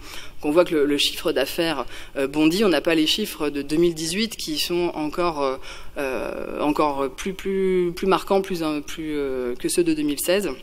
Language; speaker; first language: French; native; French